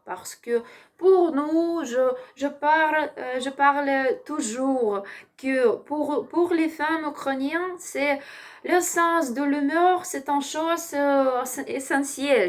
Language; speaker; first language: French; non-native, learner; Ukrainian